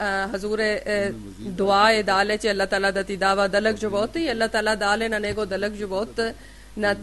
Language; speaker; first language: Bulgarian; non-native, learner; Urdu